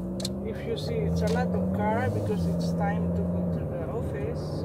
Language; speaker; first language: English; non-native, local second language; Filipino